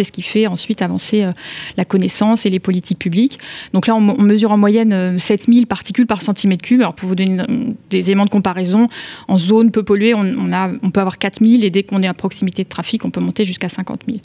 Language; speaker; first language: French; native; French